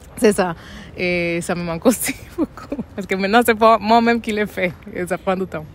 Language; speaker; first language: French; non-native, fluent; Spanish